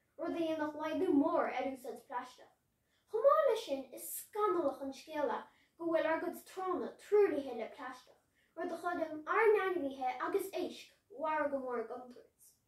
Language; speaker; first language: Irish; native; Irish